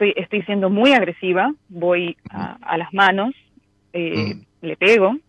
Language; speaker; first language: Spanish; native; Spanish